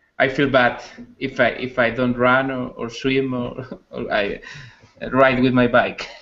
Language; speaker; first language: English; non-native, learner; Spanish